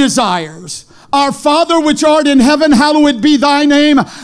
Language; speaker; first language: English; native; English